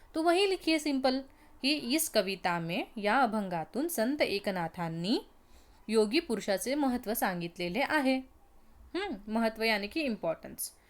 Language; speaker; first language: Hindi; non-native, local second language; Marathi